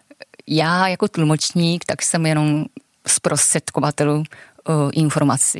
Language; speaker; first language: Czech; non-native, fluent; Japanese